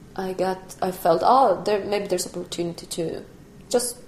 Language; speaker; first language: English; non-native, fluent; Spanish